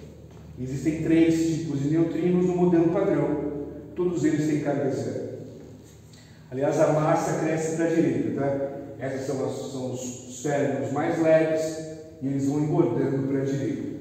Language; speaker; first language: Portuguese; native; Portuguese